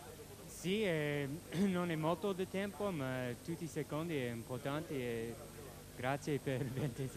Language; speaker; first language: Italian; non-native, learner; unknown